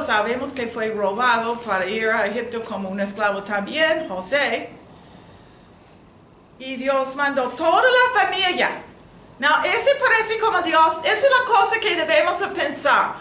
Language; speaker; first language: Spanish; non-native, learner; English